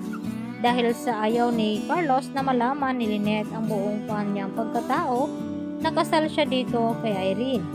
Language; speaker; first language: Filipino; native; Filipino